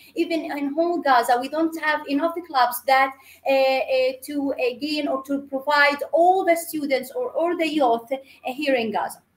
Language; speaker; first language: English; non-native, fluent; Arabic